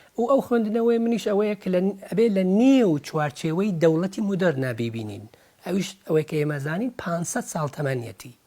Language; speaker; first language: Central Kurdish; early bilingual, heritage; Central Kurdish